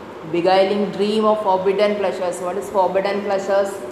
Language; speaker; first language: English; non-native, local second language; Malayalam